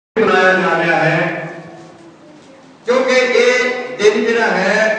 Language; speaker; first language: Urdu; non-native, local second language; Punjabi